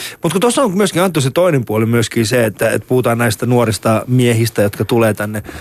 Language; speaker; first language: Finnish; early bilingual, other home language; Persian